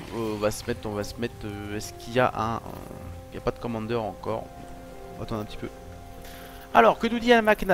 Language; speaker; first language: French; native; French